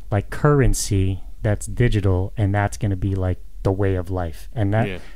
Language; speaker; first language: English; native; English